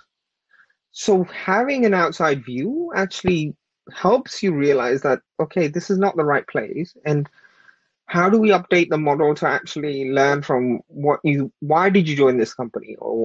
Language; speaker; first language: English; non-native, local second language; Urdu